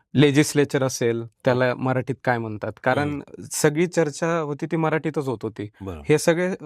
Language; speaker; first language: Marathi; native; Marathi